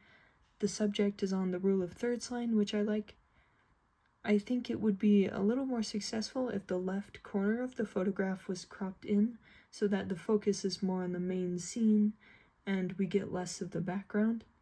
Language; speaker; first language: English; native; English